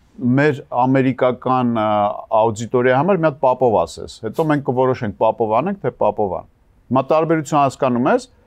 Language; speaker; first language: Armenian; native; Armenian